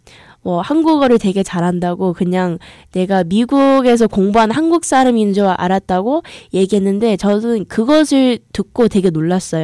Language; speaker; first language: Korean; early bilingual, heritage; English